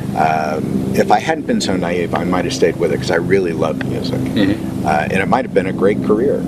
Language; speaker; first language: English; native; English